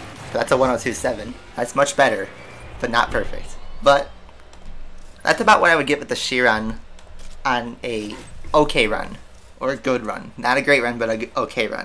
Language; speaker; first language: English; native; English